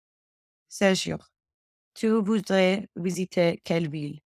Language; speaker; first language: French; non-native, learner; English